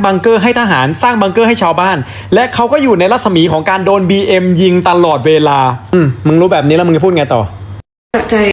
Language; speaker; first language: Thai; native; Thai